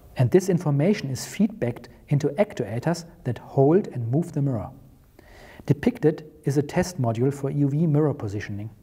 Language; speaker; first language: English; non-native, fluent; German